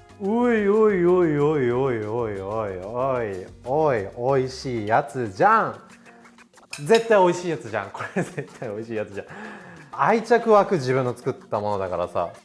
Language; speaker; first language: Japanese; non-native, fluent; Filipino